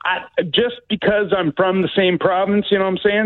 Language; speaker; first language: English; native; English